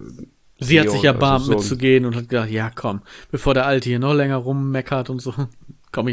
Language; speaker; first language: German; native; German